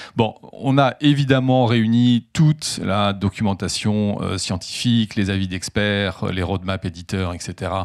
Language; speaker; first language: French; native; French